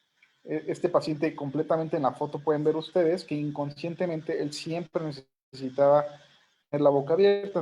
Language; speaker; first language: Spanish; native; Spanish